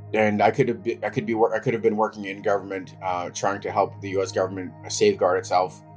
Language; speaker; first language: English; native; English